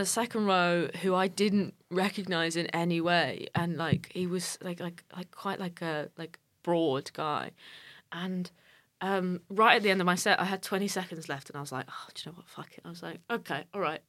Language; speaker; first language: English; native; English